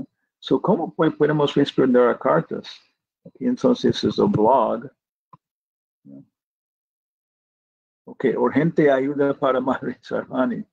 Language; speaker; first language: Spanish; non-native, fluent; English